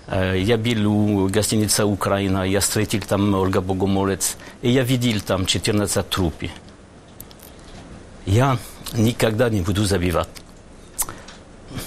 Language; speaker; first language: Ukrainian; non-native, learner; French